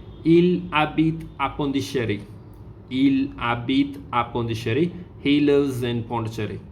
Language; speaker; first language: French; non-native, fluent; Tamil